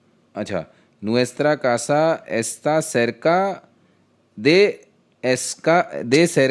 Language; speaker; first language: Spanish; non-native, learner; Hindi